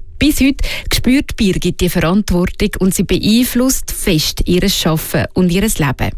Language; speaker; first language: German; native; German